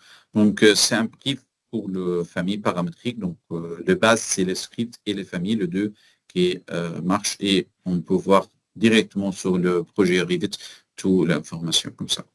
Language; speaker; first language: French; non-native, learner; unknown